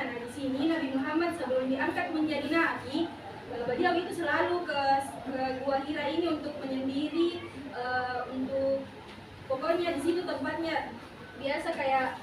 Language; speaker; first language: Indonesian; native; Indonesian